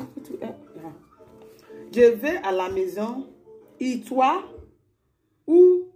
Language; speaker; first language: French; non-native, learner; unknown